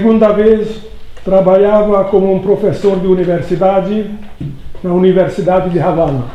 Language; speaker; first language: Portuguese; non-native, learner; Hungarian